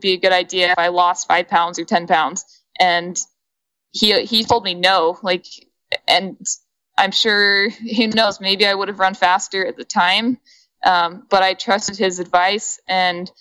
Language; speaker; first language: English; native; English